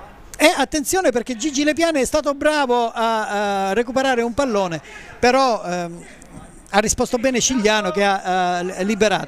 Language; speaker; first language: Italian; native; Italian